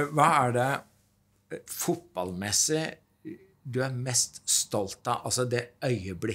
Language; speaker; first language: Norwegian; native; Norwegian